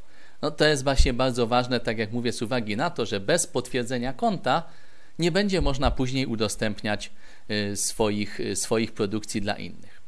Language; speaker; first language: Polish; native; Polish